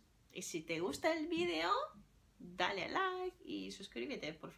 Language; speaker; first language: Spanish; non-native, fluent; Japanese